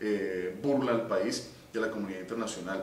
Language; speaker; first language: Spanish; native; Spanish